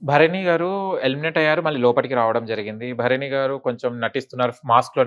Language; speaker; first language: Telugu; native; Telugu